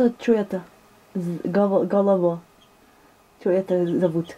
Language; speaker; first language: Russian; early bilingual, heritage; English